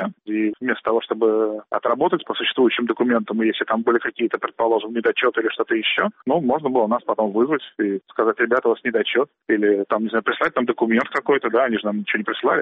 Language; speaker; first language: Russian; native; Russian